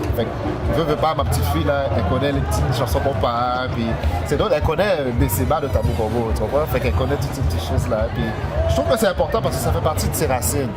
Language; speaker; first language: French; early bilingual, other home language; Haitian Creole